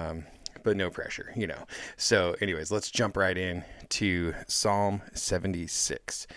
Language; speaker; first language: English; native; English